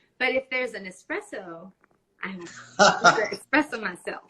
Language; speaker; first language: English; non-native, fluent; Spanish